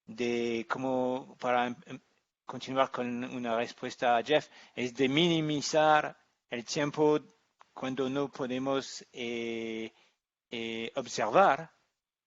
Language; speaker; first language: Spanish; non-native, learner; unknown